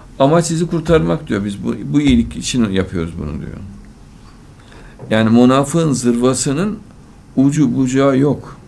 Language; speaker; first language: Turkish; native; Turkish